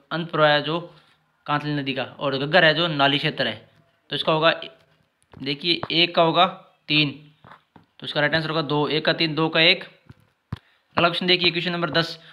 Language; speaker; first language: Hindi; native; Hindi